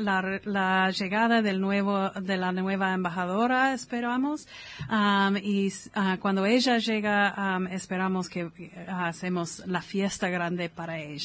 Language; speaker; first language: Spanish; non-native, fluent; English